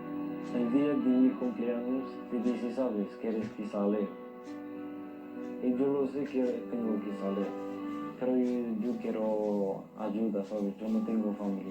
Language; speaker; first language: Spanish; non-native, learner; Arabic